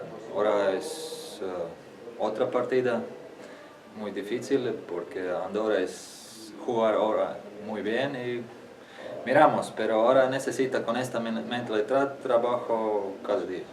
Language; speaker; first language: Spanish; non-native, learner; Latvian